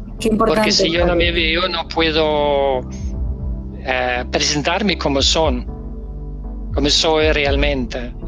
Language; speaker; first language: Spanish; non-native, learner; Danish